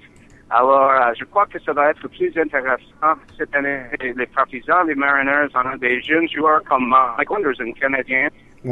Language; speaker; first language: French; non-native, learner; English